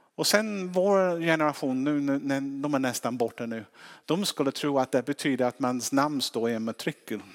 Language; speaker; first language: Swedish; non-native, fluent; English